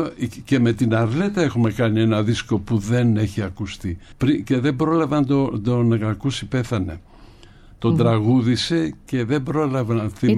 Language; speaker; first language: Greek; native; Greek